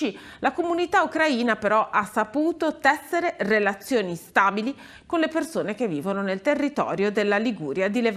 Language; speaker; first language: Italian; native; Italian